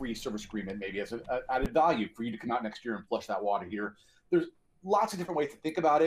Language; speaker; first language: English; native; English